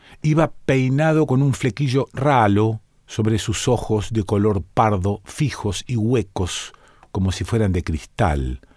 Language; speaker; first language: Spanish; native; Spanish